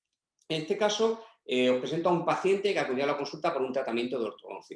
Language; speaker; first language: Spanish; native; Spanish